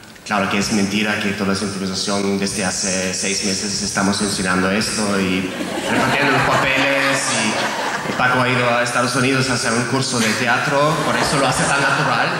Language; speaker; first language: Spanish; non-native, fluent; German